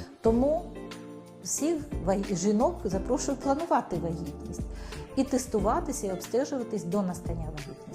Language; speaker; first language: Ukrainian; native; Ukrainian